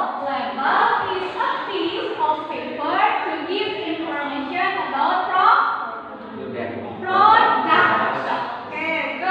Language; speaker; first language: English; non-native, learner; Indonesian